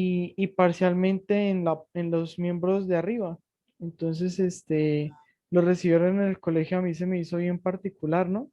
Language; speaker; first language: Spanish; native; Spanish